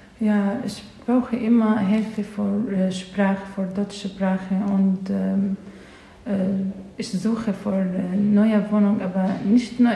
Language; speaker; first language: German; non-native, learner; Arabic